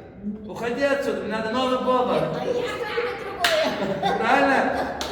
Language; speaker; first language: Russian; early bilingual, heritage; Russian